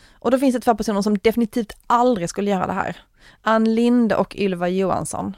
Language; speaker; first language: Swedish; native; Swedish